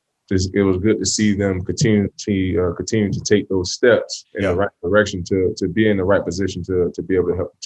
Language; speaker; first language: English; native; English